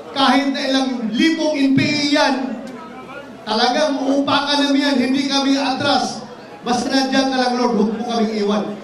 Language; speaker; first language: Filipino; non-native, local second language; Cebuano